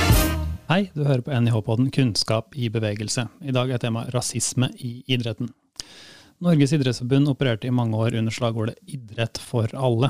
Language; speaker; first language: Norwegian; native; Norwegian